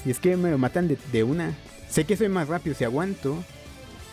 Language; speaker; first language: Spanish; native; Spanish